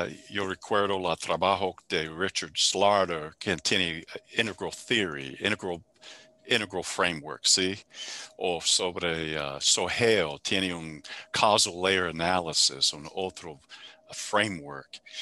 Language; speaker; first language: Spanish; non-native, learner; English